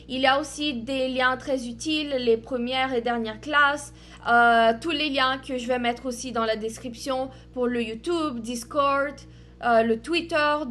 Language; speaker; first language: French; non-native, fluent; Portuguese